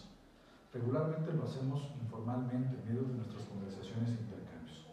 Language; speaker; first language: Spanish; native; Spanish